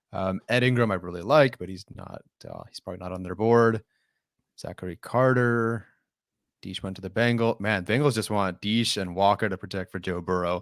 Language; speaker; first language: English; native; English